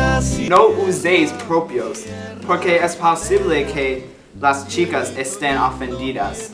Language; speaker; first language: Spanish; non-native, learner; English